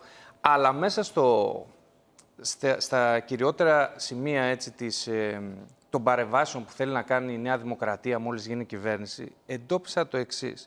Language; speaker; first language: Greek; native; Greek